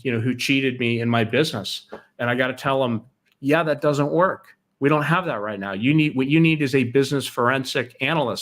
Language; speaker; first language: English; native; English